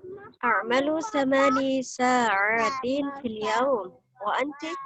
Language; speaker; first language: Arabic; non-native, learner; Indonesian